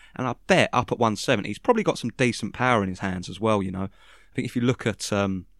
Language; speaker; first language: English; native; English